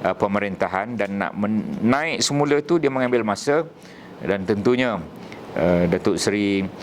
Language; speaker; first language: Malay; native; Malay